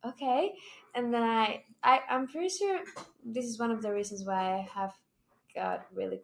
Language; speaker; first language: English; non-native, fluent; Spanish